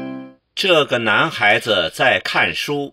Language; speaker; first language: Chinese; non-native, learner; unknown